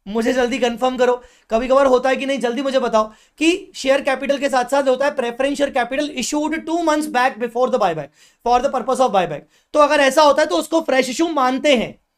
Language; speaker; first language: Hindi; native; Hindi